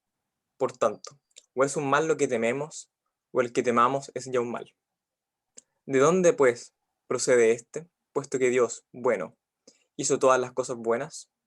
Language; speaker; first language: Spanish; native; Spanish